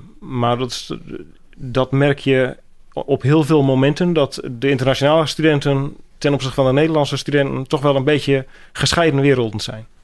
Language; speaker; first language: Dutch; native; Dutch